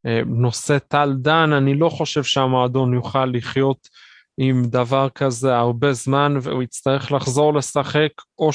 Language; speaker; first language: Hebrew; native; Hebrew